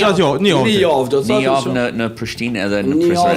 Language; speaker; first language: Albanian; non-native, fluent; English